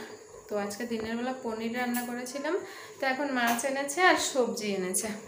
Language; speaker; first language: Bangla; native; Bangla